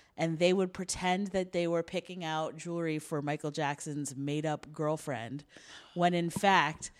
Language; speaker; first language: English; native; English